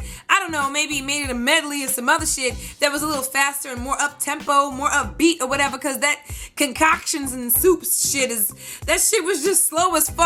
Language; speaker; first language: English; native; English